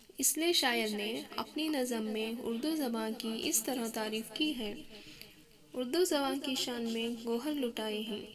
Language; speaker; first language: Urdu; native; Urdu